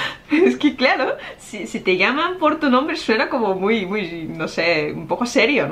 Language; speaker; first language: Spanish; non-native, fluent; Japanese